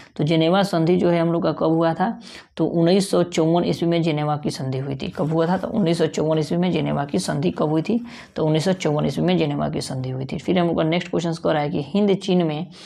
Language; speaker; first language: Hindi; native; Hindi